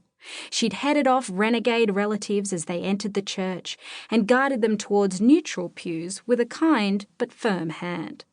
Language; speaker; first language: English; native; English